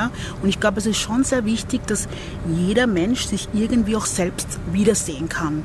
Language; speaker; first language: German; early bilingual, other home language; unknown